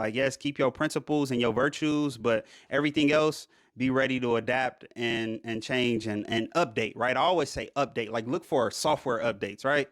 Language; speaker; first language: English; native; English